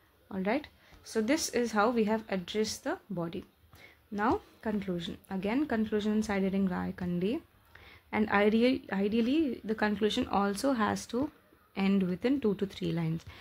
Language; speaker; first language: English; non-native, local second language; Telugu